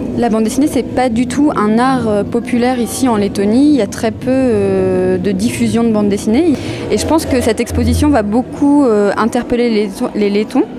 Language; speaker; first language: French; native; French